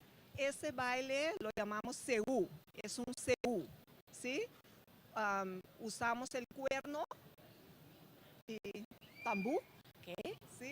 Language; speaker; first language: Spanish; non-native, fluent; Papiamento